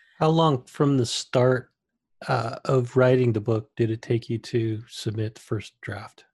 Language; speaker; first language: English; native; English